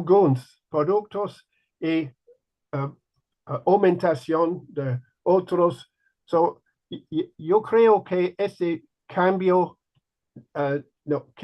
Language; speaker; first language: Spanish; non-native, learner; English